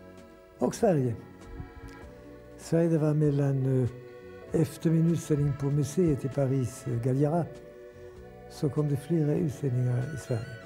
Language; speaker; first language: Swedish; early bilingual, heritage; Swedish